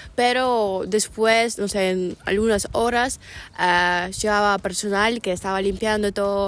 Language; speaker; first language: Spanish; non-native, learner; Ukrainian